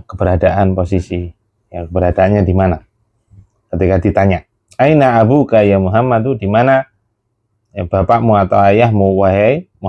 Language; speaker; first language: Indonesian; native; Indonesian